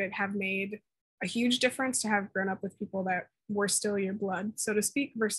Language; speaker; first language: English; native; English